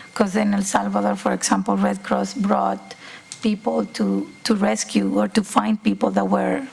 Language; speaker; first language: English; non-native, fluent; Spanish